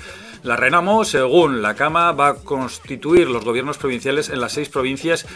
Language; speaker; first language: Spanish; native; Spanish